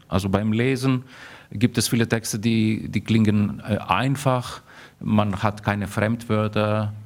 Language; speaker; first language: German; early bilingual, heritage; German